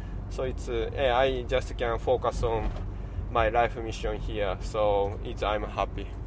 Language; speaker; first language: English; non-native, learner; Japanese